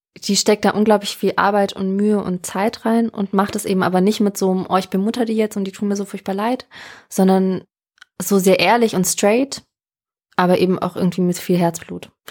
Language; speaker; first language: German; early bilingual, other home language; Russian